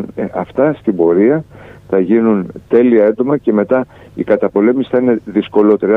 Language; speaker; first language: Greek; native; Greek